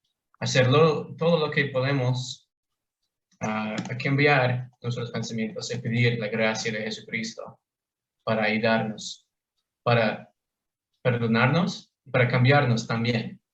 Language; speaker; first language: Spanish; non-native, fluent; English